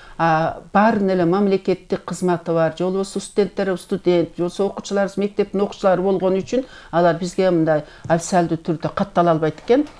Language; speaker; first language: Kyrgyz; native; Kyrgyz